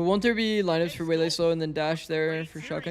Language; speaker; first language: English; native; English